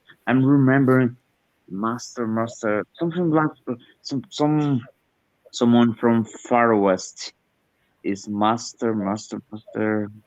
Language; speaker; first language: English; non-native, learner; Portuguese